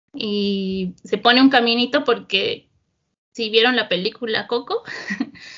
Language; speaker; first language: Spanish; native; Spanish